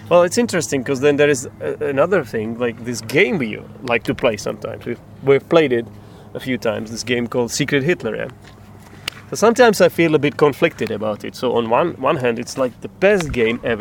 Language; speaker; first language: English; non-native, fluent; Czech